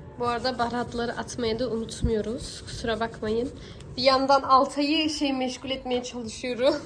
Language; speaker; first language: Turkish; early bilingual, heritage; Turkish